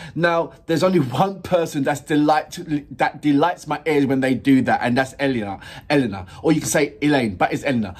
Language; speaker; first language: English; native; English